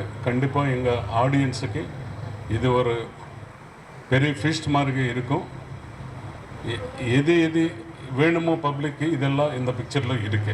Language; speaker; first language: Tamil; non-native, learner; Telugu